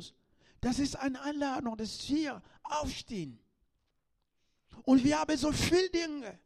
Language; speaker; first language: German; non-native, learner; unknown